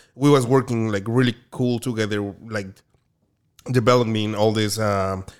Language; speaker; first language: English; non-native, fluent; Spanish